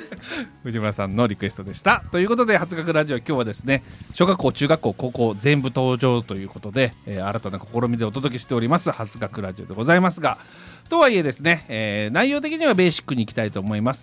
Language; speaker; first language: Japanese; native; Japanese